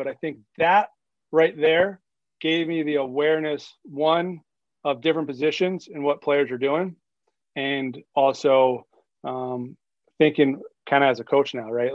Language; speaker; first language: English; native; English